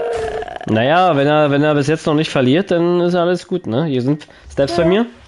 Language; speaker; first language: German; native; German